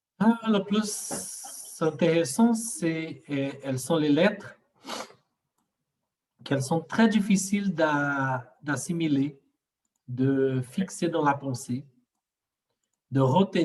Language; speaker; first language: French; non-native, fluent; Portuguese